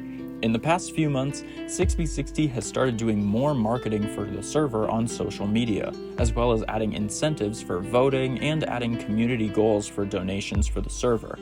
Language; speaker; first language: English; native; English